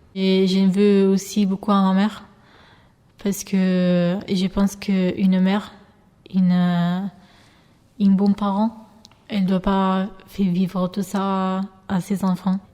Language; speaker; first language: French; early bilingual, other home language; Albanian